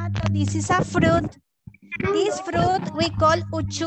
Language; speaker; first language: English; non-native, fluent; Spanish